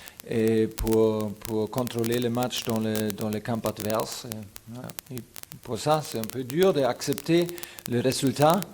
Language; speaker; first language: French; non-native, fluent; German